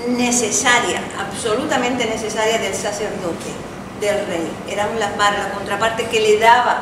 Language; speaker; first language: Spanish; early bilingual, heritage; Spanish